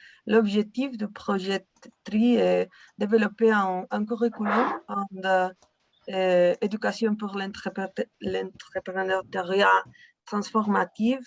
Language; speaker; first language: French; non-native, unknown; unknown